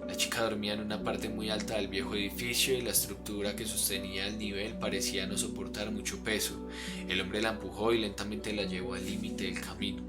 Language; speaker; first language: Spanish; native; Spanish